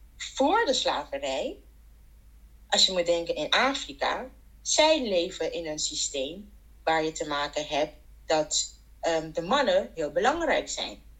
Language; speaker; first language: Dutch; non-native, local second language; Papiamento